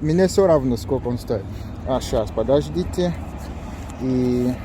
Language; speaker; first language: Russian; non-native, learner; English